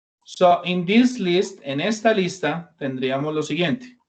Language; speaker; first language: Spanish; non-native, fluent; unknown